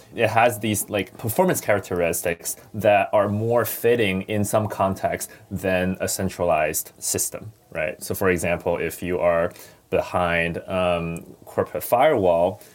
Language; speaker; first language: English; non-native, fluent; Chinese